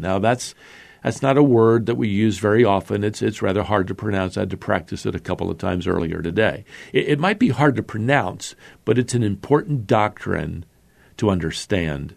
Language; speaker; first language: English; native; English